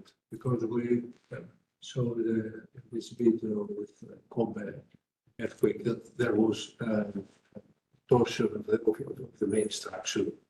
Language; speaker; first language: English; non-native, fluent; Greek